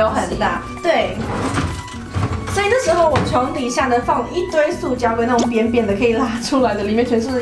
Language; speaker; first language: Chinese; native; Chinese